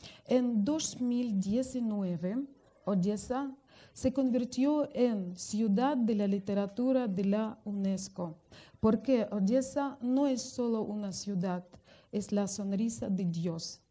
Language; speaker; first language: Spanish; non-native, fluent; Russian